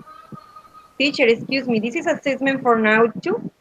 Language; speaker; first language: English; non-native, learner; Spanish